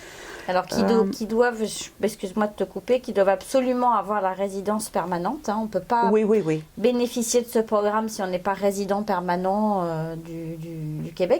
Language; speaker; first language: French; native; French